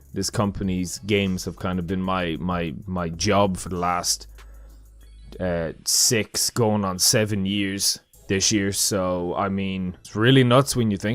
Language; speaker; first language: English; native; English